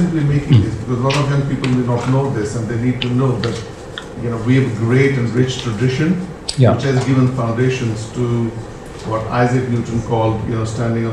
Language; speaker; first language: English; non-native, local second language; Punjabi